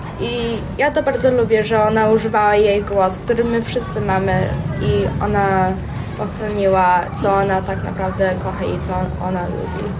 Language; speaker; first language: Polish; early bilingual, heritage; Polish